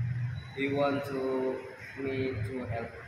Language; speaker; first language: English; non-native, learner; Indonesian